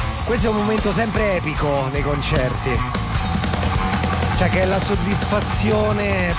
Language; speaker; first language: Italian; native; Italian